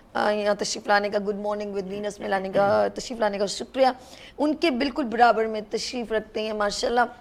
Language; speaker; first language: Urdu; native; Urdu